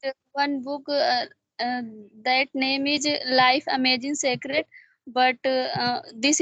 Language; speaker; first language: English; non-native, learner; Hindi